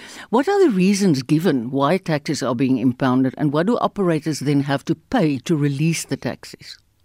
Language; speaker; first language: English; non-native, local second language; Afrikaans